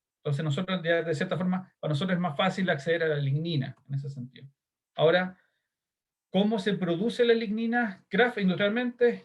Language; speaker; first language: Spanish; native; Spanish